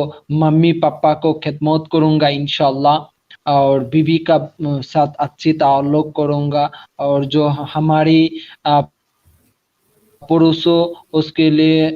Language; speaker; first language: Hindi; non-native, learner; Bangla